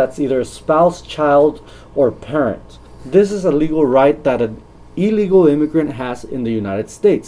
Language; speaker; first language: English; native; English